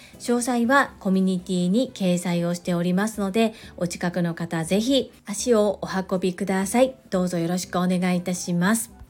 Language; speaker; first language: Japanese; native; Japanese